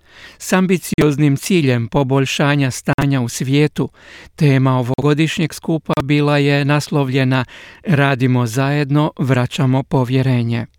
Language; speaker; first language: Croatian; native; Croatian